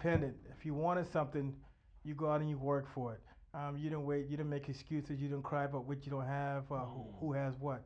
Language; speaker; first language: English; native; English